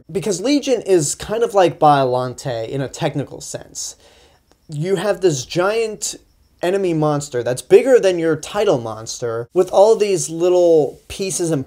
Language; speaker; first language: English; native; English